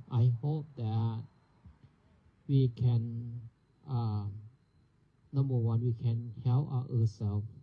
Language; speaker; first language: English; non-native, learner; Thai